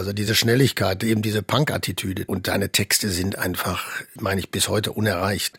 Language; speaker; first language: German; native; German